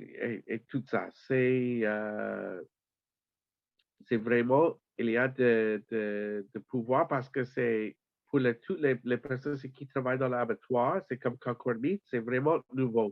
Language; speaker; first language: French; non-native, learner; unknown